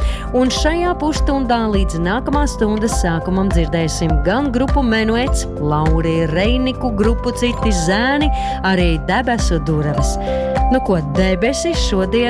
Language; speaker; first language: Latvian; native; Latvian